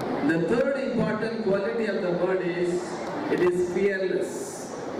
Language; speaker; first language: English; non-native, local second language; Tamil